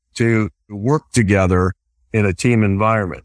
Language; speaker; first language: English; native; English